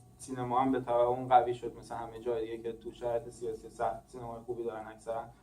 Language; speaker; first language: Persian; early bilingual, heritage; English